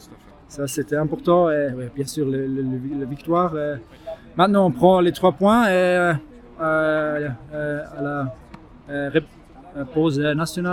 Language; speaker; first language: French; non-native, learner; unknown